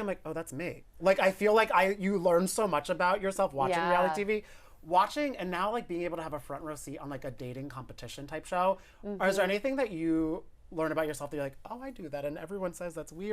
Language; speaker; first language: English; native; English